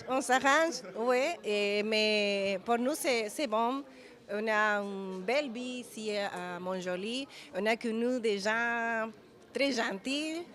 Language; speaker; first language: French; non-native, fluent; Spanish